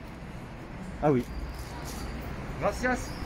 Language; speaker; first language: Spanish; non-native, learner; French